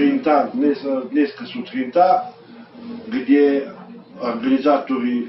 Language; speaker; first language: Russian; non-native, learner; Bulgarian